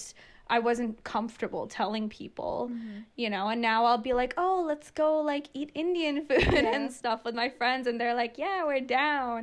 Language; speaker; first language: English; early bilingual, other home language; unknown